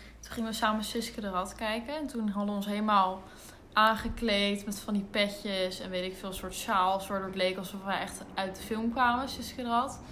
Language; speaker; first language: Dutch; native; Dutch